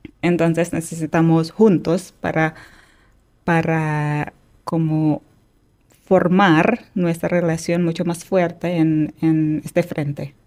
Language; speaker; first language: Spanish; non-native, fluent; Indonesian